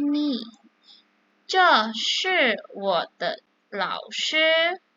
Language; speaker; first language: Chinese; non-native, fluent; Indonesian